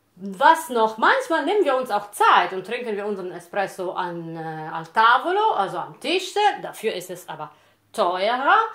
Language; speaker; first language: German; non-native, fluent; Italian